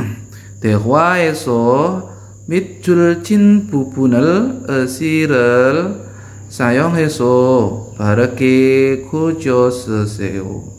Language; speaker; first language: Korean; non-native, fluent; Indonesian